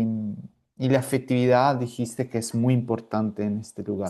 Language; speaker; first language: Spanish; non-native, fluent; Italian